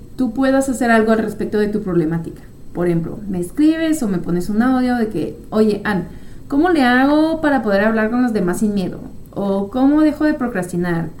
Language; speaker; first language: Spanish; non-native, fluent; French